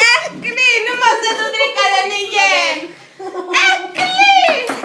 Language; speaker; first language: Swedish; early bilingual, other home language; Spanish